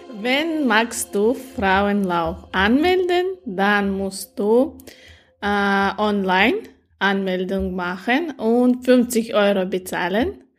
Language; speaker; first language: German; non-native, learner; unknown